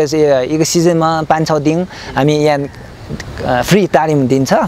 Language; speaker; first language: Nepali; non-native, learner; Chinese